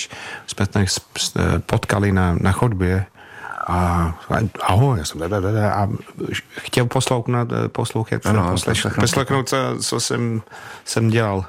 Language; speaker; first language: Czech; non-native, fluent; English